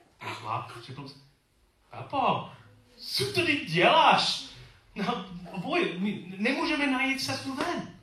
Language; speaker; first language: Czech; non-native, learner; English